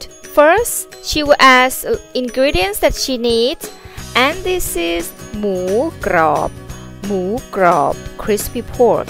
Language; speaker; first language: English; non-native, fluent; Thai